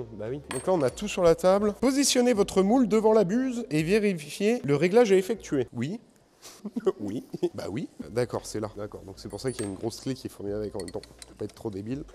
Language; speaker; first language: French; native; French